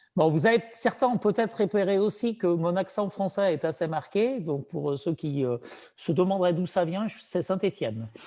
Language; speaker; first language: French; native; French